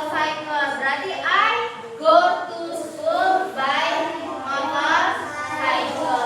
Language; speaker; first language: English; non-native, learner; Indonesian